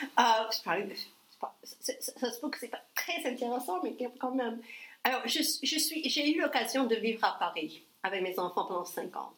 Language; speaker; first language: French; non-native, fluent; English